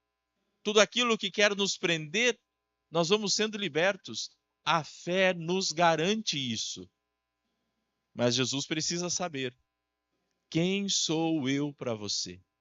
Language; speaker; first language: Portuguese; native; Portuguese